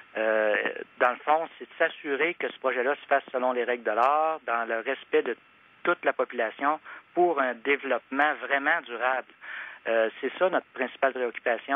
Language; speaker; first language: French; native; French